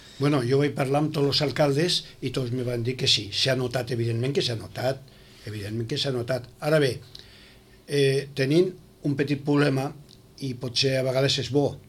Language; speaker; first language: Catalan; native; Catalan